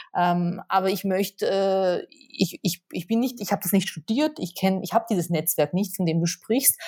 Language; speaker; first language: German; native; German